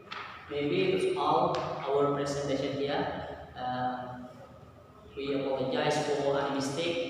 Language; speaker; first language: English; non-native, learner; Indonesian